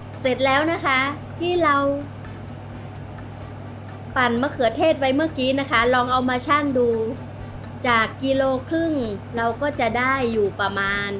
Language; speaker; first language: Thai; native; Thai